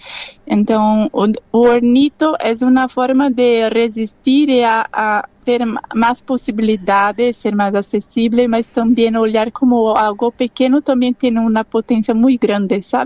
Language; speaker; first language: Spanish; non-native, learner; Portuguese